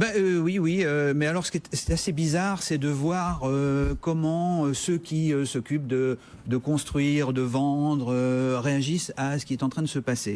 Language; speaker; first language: French; native; French